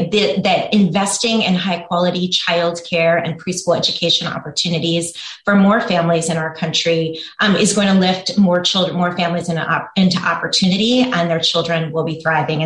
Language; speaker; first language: English; native; English